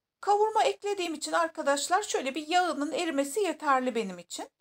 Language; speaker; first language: Turkish; native; Turkish